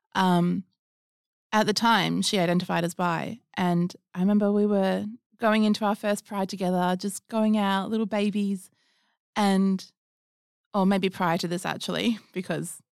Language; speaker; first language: English; native; English